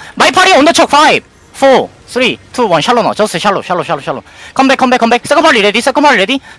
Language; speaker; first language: English; non-native, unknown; Korean